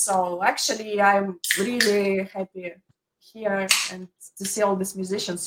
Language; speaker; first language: English; non-native, fluent; Ukrainian